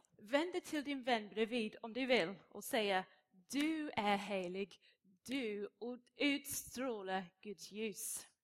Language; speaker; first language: Swedish; non-native, fluent; English